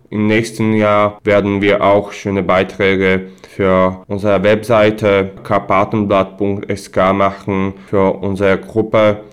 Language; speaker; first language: German; non-native, fluent; Slovak